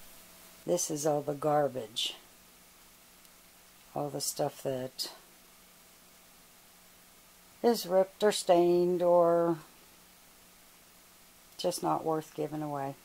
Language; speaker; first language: English; native; English